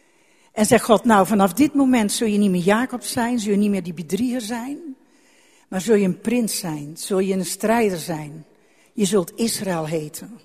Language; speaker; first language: Dutch; native; Dutch